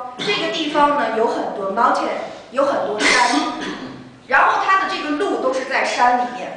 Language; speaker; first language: Chinese; native; Chinese